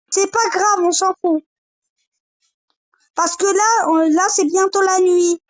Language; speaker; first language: French; native; French